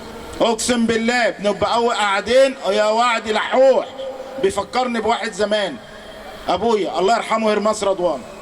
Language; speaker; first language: Arabic; native; Arabic